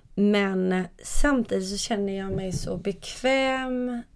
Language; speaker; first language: Swedish; native; Swedish